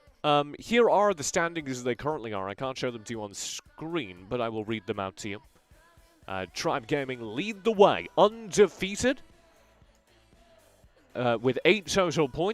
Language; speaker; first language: English; native; English